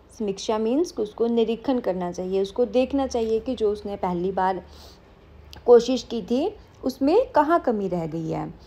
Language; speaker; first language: Hindi; non-native, local second language; Punjabi